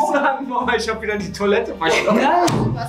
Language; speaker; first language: German; native; German